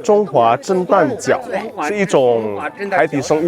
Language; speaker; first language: Chinese; early bilingual, heritage; Indonesian